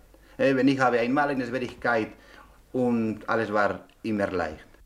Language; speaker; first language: German; non-native, learner; Spanish